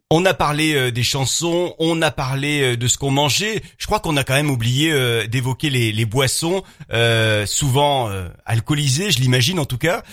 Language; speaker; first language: French; native; French